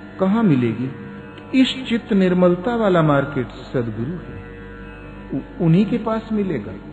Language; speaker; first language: Hindi; native; Hindi